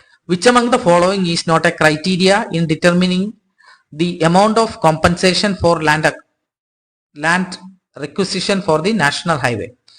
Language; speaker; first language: English; non-native, local second language; Malayalam